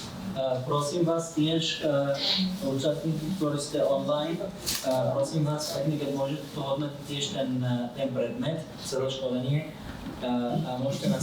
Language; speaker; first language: Slovak; non-native, learner; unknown